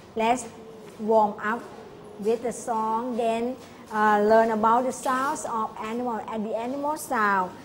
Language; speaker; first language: English; non-native, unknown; Thai